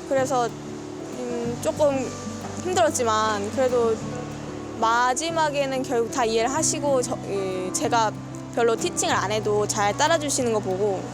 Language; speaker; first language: Korean; native; Korean